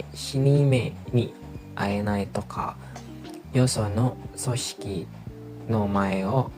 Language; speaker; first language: Japanese; non-native, learner; Indonesian